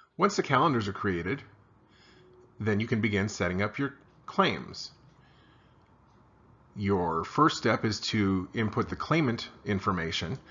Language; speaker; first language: English; native; English